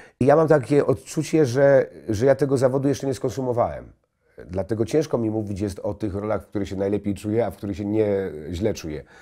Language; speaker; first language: Polish; native; Polish